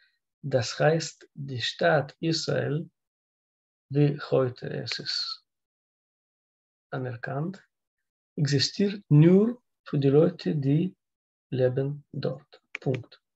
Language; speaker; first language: German; non-native, learner; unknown